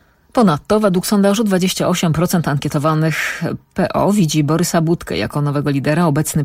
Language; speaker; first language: Polish; native; Polish